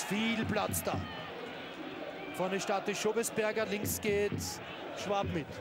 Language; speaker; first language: German; native; German